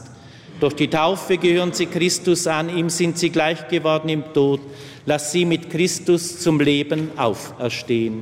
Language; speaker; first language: German; native; German